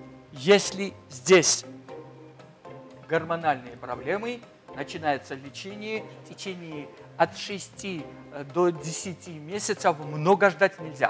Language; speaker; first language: Russian; non-native, fluent; Georgian